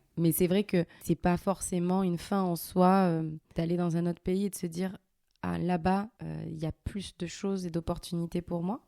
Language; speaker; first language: French; early bilingual, other home language; Arabic